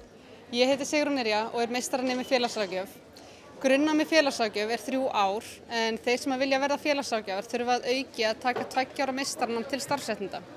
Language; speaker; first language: Icelandic; native; Icelandic